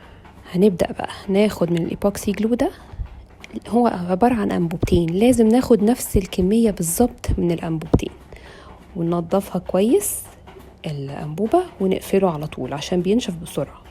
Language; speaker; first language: Arabic; native; Arabic